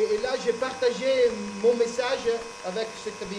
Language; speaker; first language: French; native; French